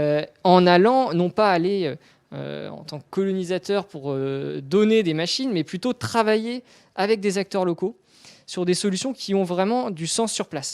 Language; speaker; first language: French; native; French